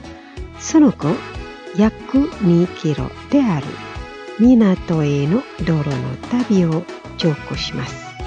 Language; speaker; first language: Japanese; non-native, fluent; Indonesian